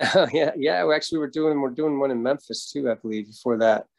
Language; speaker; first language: English; native; English